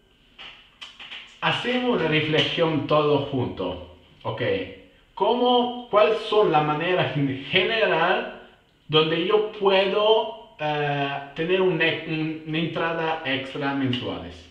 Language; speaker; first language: Spanish; non-native, fluent; Italian